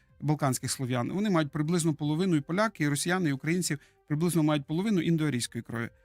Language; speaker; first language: Ukrainian; native; Ukrainian